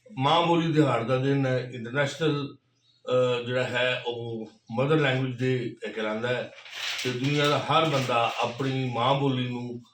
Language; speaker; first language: Punjabi; native; Punjabi